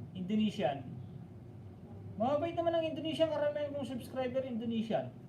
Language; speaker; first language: Filipino; non-native, local second language; Bikol